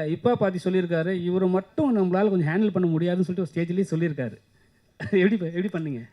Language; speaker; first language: Tamil; native; Tamil